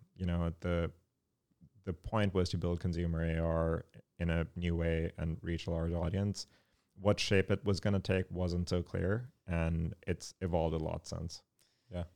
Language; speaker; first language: English; non-native, local second language; Urdu